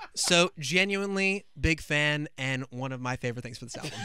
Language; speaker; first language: English; native; English